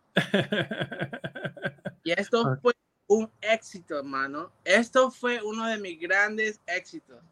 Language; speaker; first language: Spanish; early bilingual, heritage; Spanish